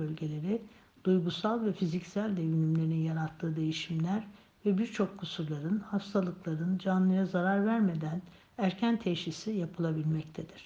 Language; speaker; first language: Turkish; native; Turkish